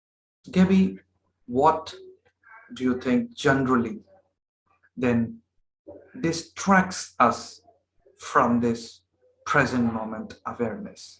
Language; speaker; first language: English; non-native, local second language; Hindi